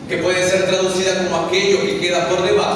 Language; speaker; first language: Spanish; native; Spanish